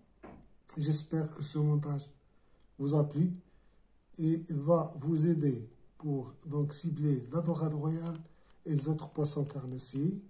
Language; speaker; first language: French; non-native, local second language; Arabic